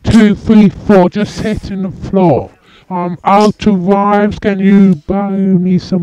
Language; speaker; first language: English; native; English